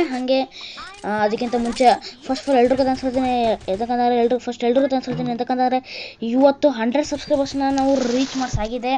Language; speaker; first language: Kannada; native; Kannada